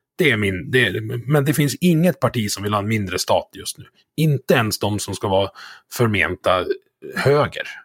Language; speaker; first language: Swedish; native; Swedish